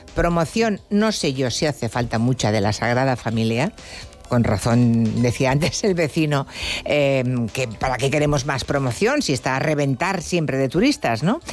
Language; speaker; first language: Spanish; native; Spanish